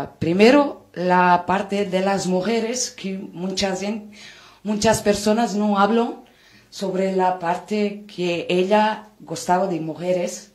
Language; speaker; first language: Spanish; non-native, learner; Portuguese